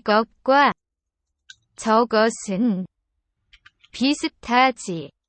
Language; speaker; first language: Korean; non-native, learner; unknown